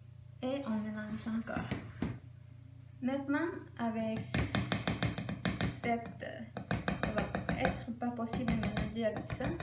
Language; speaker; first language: French; non-native, learner; Spanish